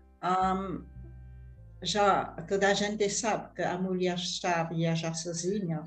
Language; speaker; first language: Portuguese; non-native, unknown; French